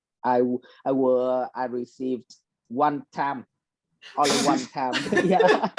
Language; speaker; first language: English; non-native, learner; Vietnamese